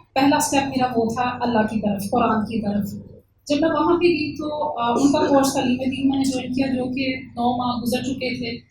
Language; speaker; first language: Urdu; early bilingual, heritage; Urdu